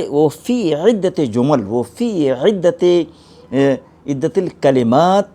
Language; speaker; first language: Arabic; non-native, fluent; Urdu